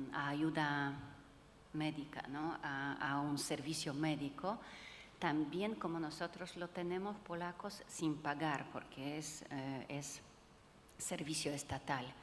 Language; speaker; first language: Spanish; non-native, fluent; Polish